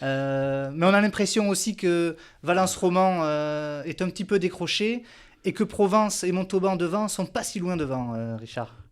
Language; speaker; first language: French; native; French